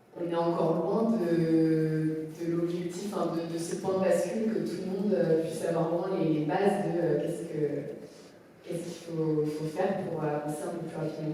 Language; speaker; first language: French; native; French